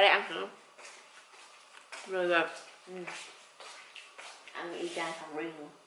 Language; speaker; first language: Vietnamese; early bilingual, heritage; English